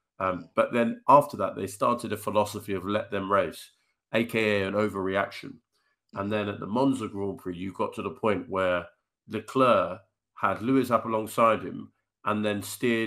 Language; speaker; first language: English; native; English